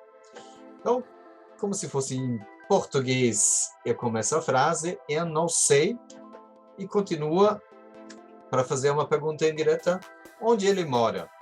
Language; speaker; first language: Portuguese; non-native, fluent; German